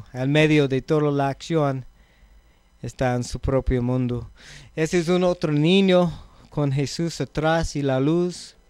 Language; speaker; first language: Spanish; non-native, learner; English